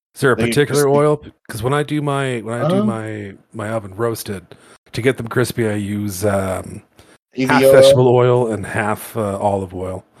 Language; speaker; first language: English; native; English